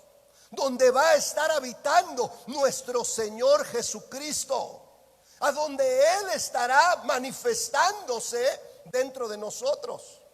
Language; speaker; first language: Spanish; native; Spanish